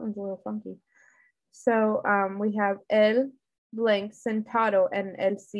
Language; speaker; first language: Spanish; non-native, fluent; English